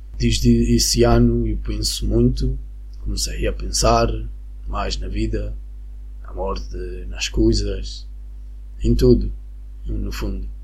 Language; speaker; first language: Portuguese; non-native, fluent; Spanish